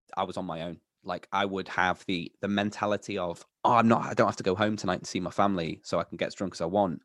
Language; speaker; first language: English; native; English